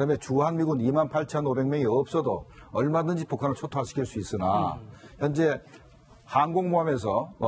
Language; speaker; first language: Korean; native; Korean